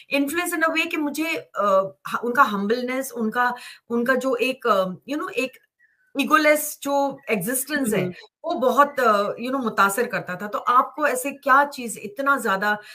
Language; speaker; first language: Hindi; native; Hindi